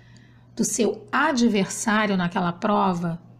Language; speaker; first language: Portuguese; native; Portuguese